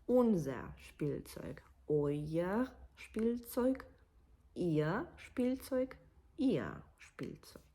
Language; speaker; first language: German; non-native, fluent; Ukrainian